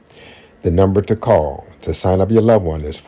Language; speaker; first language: English; native; English